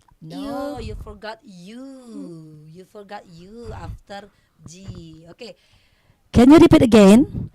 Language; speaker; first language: English; non-native, learner; Indonesian